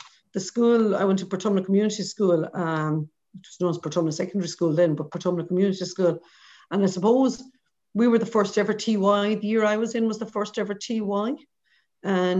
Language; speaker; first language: English; native; English